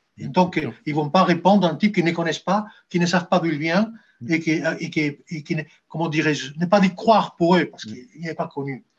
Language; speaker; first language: French; non-native, fluent; Spanish